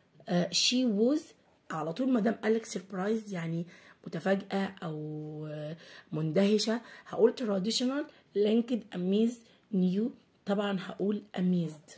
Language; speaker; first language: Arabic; native; Arabic